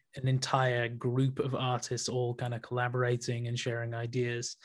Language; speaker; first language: English; native; English